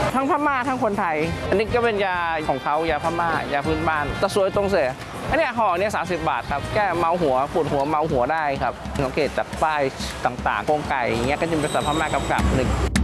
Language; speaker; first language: Thai; early bilingual, other home language; Chinese